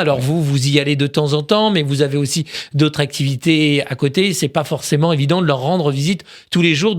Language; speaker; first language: French; native; French